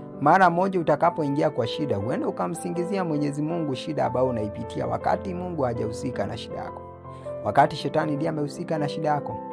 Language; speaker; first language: Swahili; non-native, local second language; Kikuyu